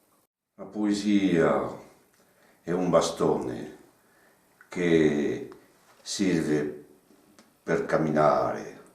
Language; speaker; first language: Italian; non-native, learner; French